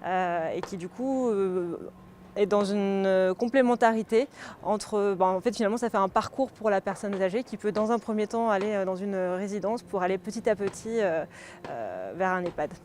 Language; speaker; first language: French; native; French